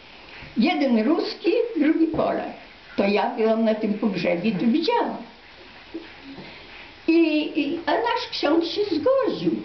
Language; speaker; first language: Polish; non-native, local second language; Ukrainian